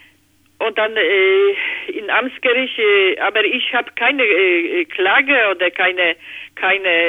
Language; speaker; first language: German; non-native, learner; Polish